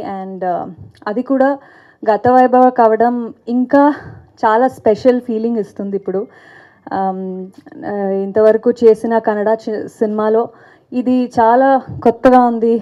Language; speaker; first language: Telugu; non-native, fluent; Kannada